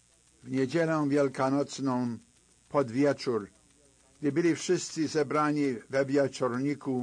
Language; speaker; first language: Polish; native; Polish